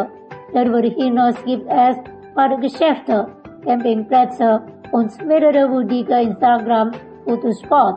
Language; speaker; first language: German; non-native, fluent; Indonesian